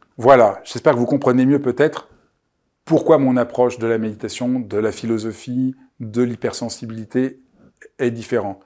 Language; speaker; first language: French; native; French